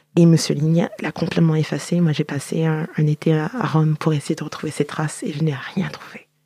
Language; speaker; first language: French; native; French